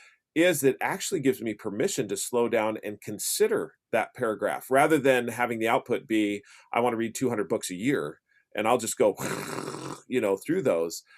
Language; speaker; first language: English; native; English